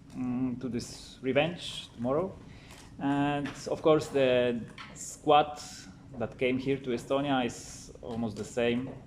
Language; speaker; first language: English; non-native, fluent; Polish